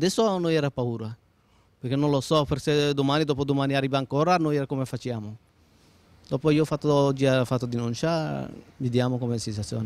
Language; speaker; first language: Italian; non-native, learner; Bangla